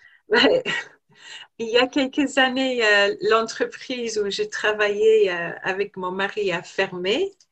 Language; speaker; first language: French; non-native, fluent; English